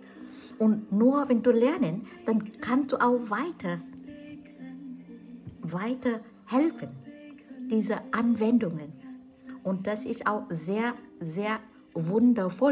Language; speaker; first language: German; non-native, fluent; Vietnamese